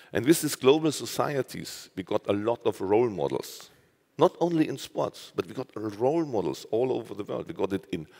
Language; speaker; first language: English; non-native, fluent; German